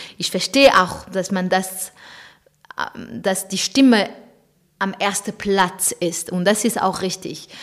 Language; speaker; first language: German; non-native, fluent; French